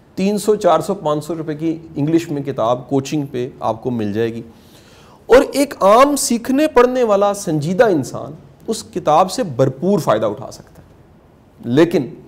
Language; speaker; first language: Urdu; non-native, local second language; Punjabi